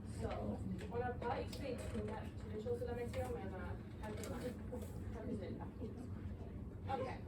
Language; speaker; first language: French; non-native, local second language; English